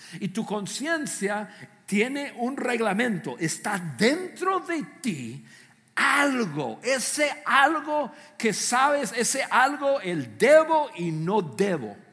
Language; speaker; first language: Spanish; non-native, fluent; English